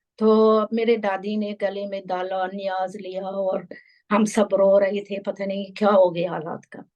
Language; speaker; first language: Urdu; non-native, fluent; Persian